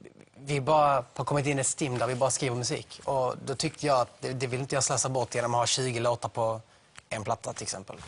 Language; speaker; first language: Swedish; native; Swedish